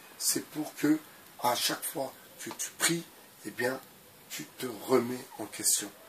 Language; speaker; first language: French; native; French